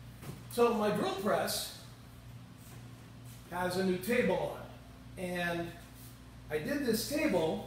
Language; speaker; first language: English; native; English